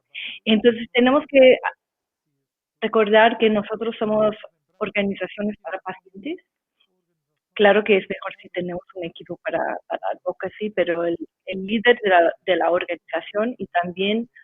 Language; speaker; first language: Spanish; non-native, fluent; English